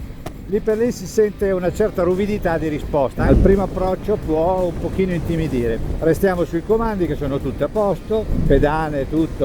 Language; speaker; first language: Italian; native; Italian